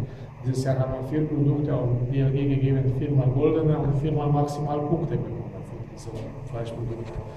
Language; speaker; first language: German; non-native, fluent; Slovenian